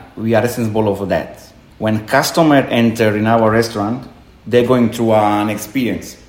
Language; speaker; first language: English; non-native, fluent; Italian